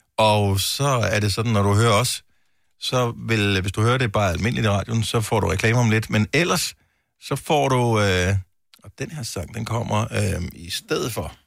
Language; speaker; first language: Danish; native; Danish